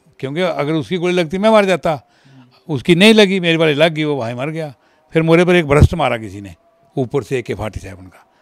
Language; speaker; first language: Hindi; non-native, local second language; Kashmiri